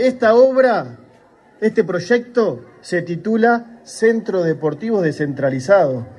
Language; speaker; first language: Spanish; native; Spanish